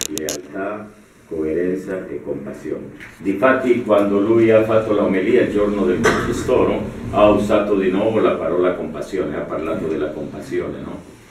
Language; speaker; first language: Italian; non-native, fluent; Spanish